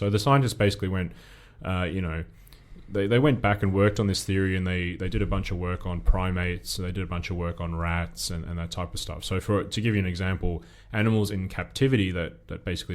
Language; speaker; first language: English; native; English